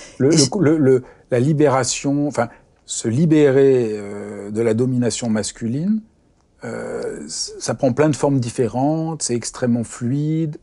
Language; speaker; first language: French; native; French